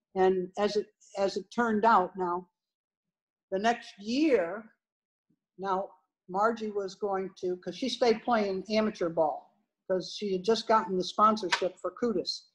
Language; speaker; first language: English; native; English